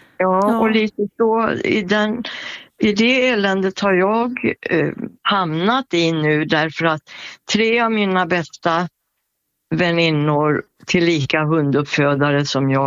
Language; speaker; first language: Swedish; native; Swedish